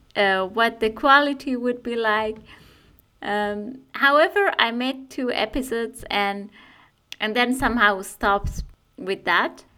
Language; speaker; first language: English; non-native, fluent; Persian